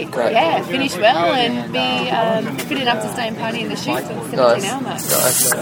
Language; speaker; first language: English; native; English